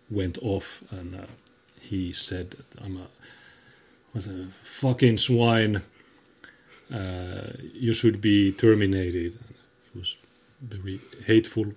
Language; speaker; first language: English; non-native, fluent; Finnish